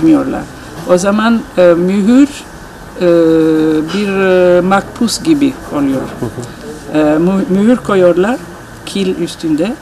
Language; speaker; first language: Turkish; non-native, learner; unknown